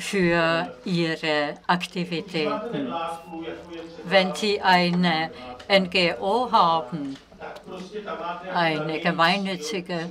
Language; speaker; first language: German; non-native, fluent; Czech